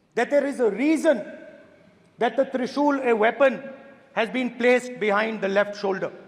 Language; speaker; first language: English; non-native, local second language; Hindi